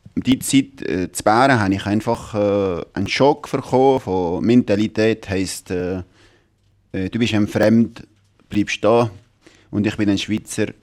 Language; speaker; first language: German; non-native, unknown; Arabic